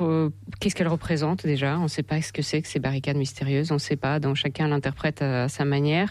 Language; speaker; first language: French; non-native, fluent; Russian